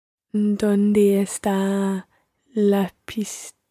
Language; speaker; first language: Spanish; non-native, learner; English